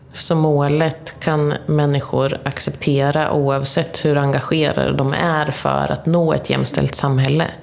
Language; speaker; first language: Swedish; native; Swedish